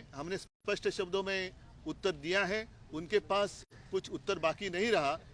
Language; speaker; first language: Hindi; non-native, local second language; Marathi